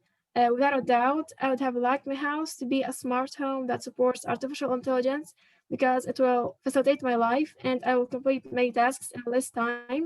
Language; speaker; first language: English; non-native, learner; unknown